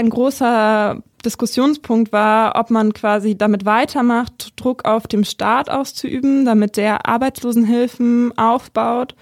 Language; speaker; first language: German; native; German